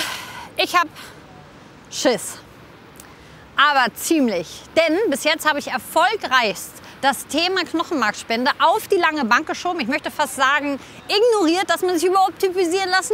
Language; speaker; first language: German; native; German